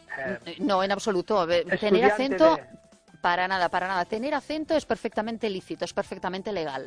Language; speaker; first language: Spanish; native; Spanish